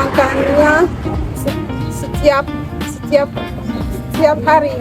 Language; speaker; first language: Indonesian; non-native, learner; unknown